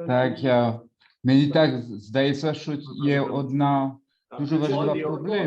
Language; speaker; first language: Ukrainian; non-native, fluent; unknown